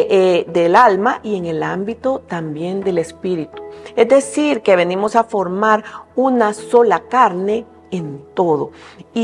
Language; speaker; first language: Spanish; native; Spanish